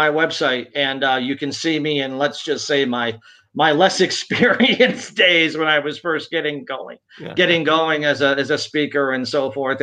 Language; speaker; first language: English; native; English